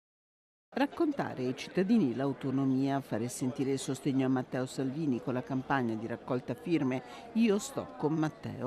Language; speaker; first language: Italian; native; Italian